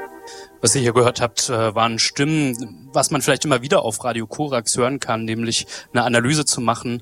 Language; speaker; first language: German; native; German